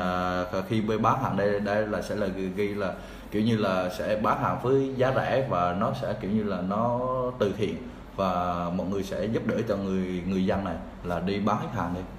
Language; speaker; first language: Vietnamese; native; Vietnamese